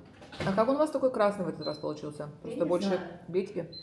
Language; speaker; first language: Russian; early bilingual, heritage; Russian